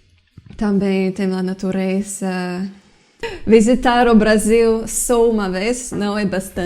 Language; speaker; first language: Portuguese; non-native, learner; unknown